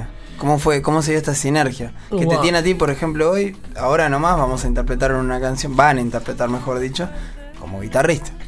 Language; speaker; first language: Spanish; native; Spanish